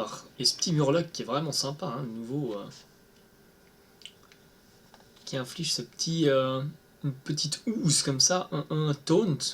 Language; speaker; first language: French; native; French